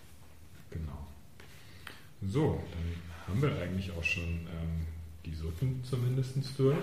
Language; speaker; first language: German; native; German